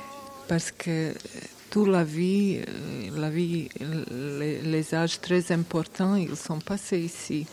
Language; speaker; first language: French; non-native, learner; Bosnian